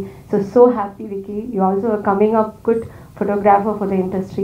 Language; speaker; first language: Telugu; non-native, learner; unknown